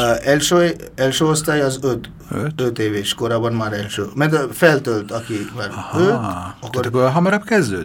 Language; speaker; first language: Hungarian; non-native, fluent; Bangla